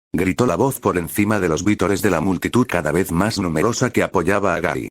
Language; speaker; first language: Spanish; native; Spanish